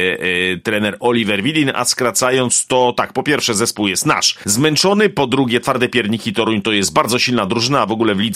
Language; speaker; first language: Polish; native; Polish